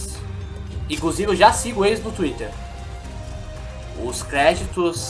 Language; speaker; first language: Portuguese; native; Portuguese